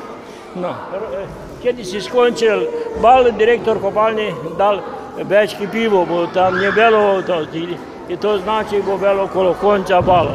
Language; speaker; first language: Polish; early bilingual, heritage; Polish